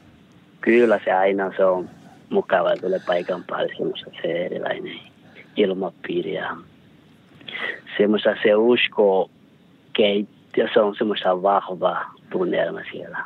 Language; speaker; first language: Finnish; non-native, learner; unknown